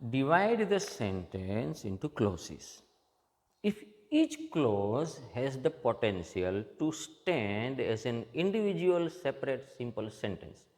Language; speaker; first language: English; non-native, local second language; Gujarati